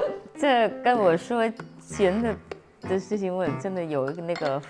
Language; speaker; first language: Chinese; non-native, fluent; Vietnamese